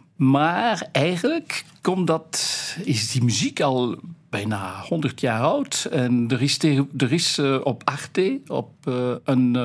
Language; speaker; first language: Dutch; non-native, fluent; French